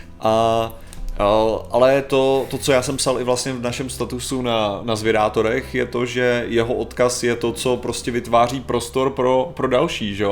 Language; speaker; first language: Czech; native; Czech